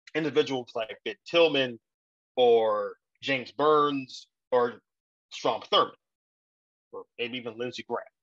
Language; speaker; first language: English; native; English